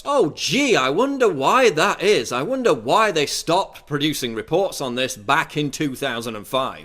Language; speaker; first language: English; native; English